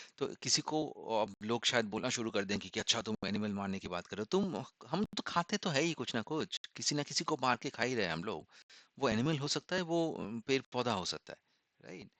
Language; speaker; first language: Hindi; non-native, local second language; Assamese